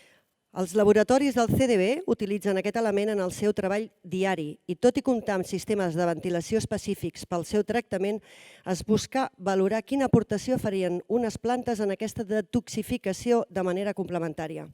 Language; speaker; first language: Catalan; native; Catalan